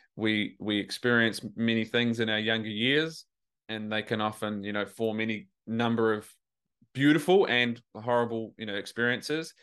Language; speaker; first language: English; native; English